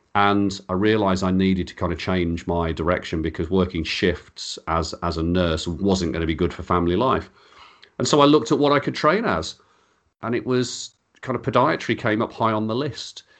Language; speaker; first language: English; native; English